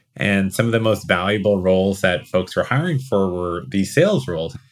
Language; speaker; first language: English; native; English